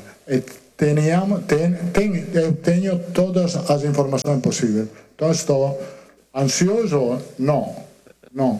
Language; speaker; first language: Portuguese; non-native, learner; Italian